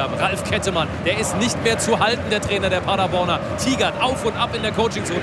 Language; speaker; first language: German; native; German